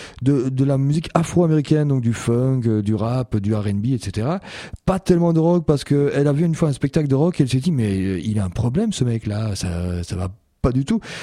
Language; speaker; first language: French; native; French